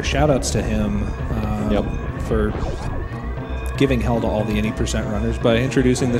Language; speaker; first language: English; native; English